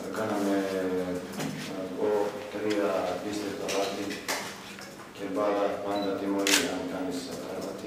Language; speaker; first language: Greek; non-native, fluent; Serbian